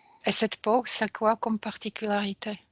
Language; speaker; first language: French; non-native, fluent; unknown